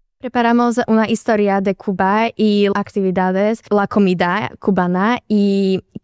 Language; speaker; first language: Spanish; non-native, learner; Slovak